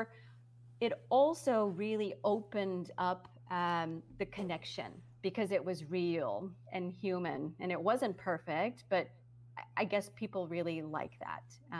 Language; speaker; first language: English; non-native, fluent; Dutch